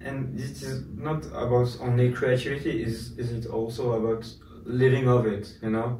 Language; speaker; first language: English; non-native, learner; French